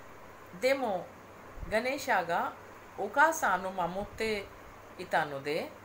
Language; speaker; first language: Japanese; non-native, fluent; Hindi